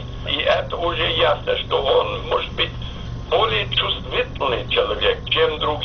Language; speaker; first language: Russian; non-native, fluent; English